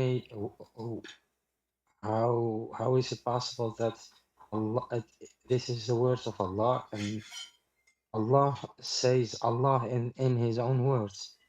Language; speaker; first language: English; non-native, fluent; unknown